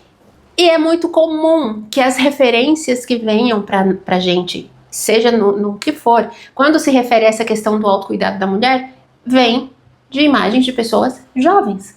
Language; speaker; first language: Portuguese; native; Portuguese